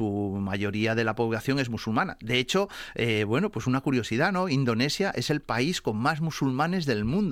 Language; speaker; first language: Spanish; native; Spanish